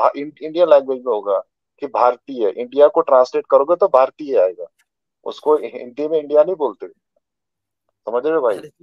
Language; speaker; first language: Hindi; native; Hindi